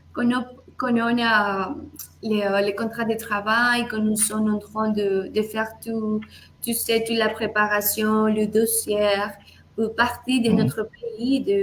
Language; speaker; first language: French; non-native, fluent; Spanish